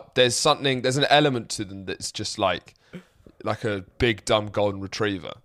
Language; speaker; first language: English; native; English